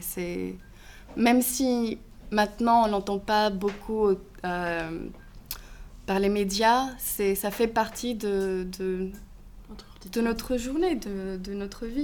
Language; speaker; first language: French; non-native, fluent; Greek